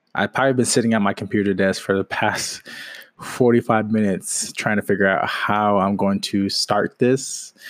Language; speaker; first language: English; native; English